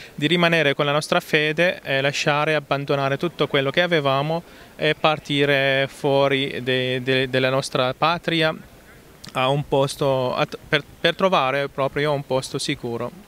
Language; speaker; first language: Italian; non-native, fluent; Arabic